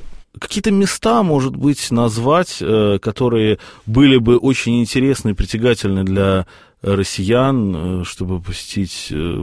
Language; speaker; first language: Russian; native; Russian